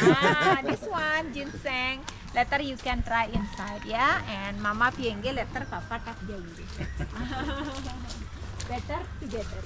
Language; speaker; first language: English; non-native, learner; Balinese